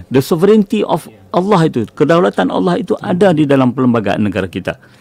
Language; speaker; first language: Malay; native; Malay